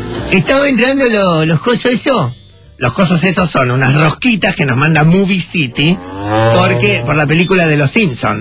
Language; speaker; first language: Spanish; native; Spanish